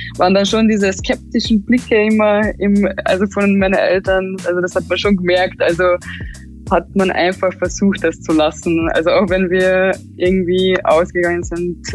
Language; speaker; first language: German; non-native, local second language; Slovenian